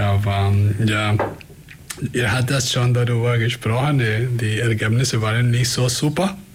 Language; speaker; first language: German; non-native, fluent; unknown